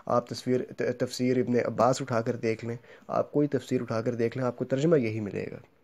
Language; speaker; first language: Urdu; native; Urdu